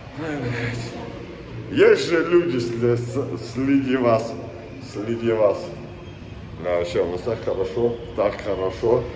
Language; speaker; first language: Russian; native; Russian